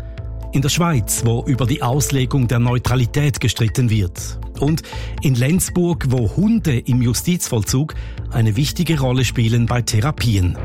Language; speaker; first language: German; native; German